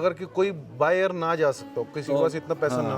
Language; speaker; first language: Hindi; native; Hindi